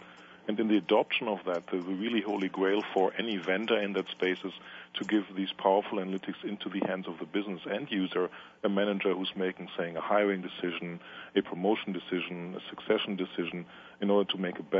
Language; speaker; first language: English; non-native, fluent; Italian